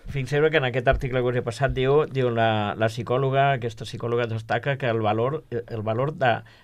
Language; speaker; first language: Catalan; native; Catalan